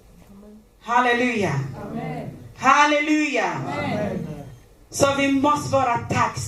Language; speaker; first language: Swedish; non-native, learner; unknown